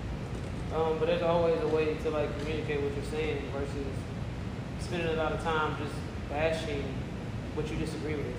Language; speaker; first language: English; native; English